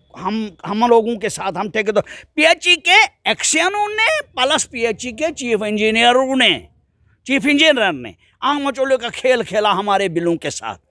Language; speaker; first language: Hindi; native; Hindi